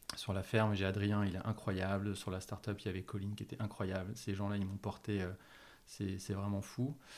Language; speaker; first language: French; native; French